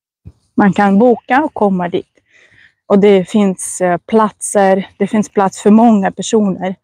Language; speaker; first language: Swedish; non-native, fluent; Russian